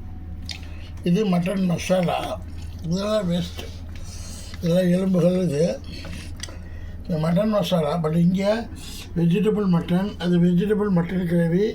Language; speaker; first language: Tamil; native; Tamil